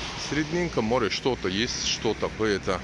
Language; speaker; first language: Russian; non-native, learner; Turkish